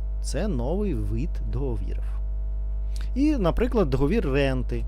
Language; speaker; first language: Ukrainian; non-native, learner; Russian